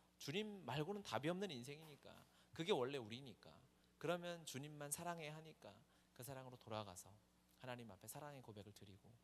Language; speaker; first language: Korean; native; Korean